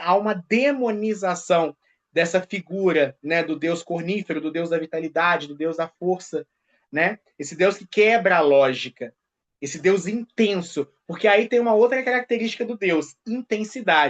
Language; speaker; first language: Portuguese; native; Portuguese